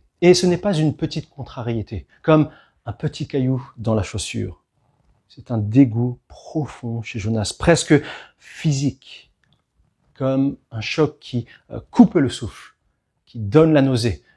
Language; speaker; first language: French; native; French